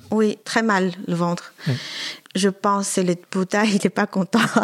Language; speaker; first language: French; non-native, learner; Chinese